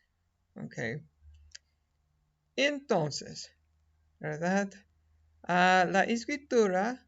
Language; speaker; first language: Spanish; non-native, fluent; English